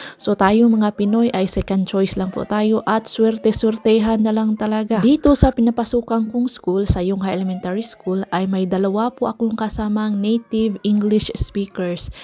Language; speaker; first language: Filipino; non-native, local second language; Cebuano